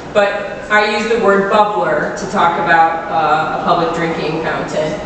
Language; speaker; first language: English; native; English